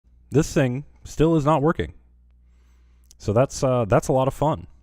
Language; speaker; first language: English; native; English